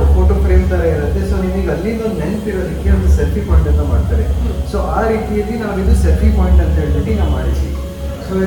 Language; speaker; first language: Kannada; non-native, local second language; Punjabi